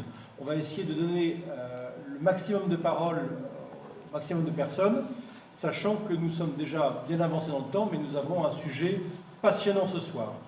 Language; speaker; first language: French; native; French